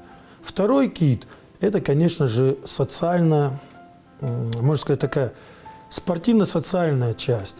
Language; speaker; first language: Russian; native; Russian